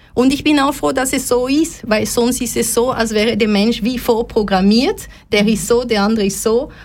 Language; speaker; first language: German; non-native, fluent; Lingala